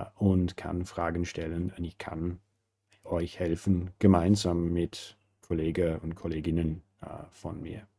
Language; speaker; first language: German; non-native, fluent; English